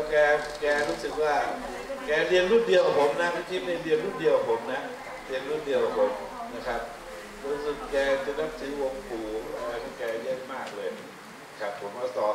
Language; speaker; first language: Thai; native; Thai